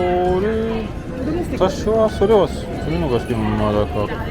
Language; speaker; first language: Japanese; non-native, learner; French